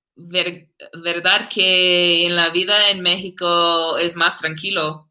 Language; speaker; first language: Spanish; non-native, learner; English